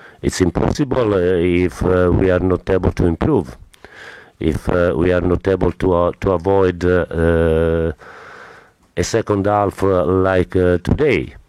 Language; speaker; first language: English; non-native, fluent; Italian